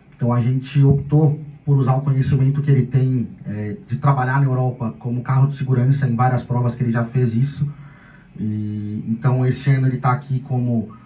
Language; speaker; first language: Portuguese; native; Portuguese